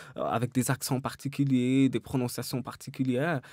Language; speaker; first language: French; native; French